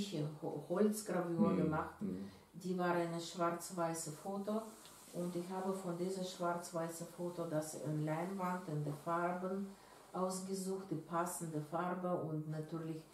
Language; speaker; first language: German; non-native, learner; Russian